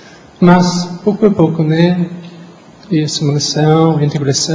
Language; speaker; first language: Portuguese; non-native, learner; English